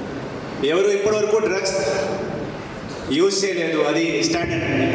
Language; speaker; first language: Telugu; non-native, fluent; Hindi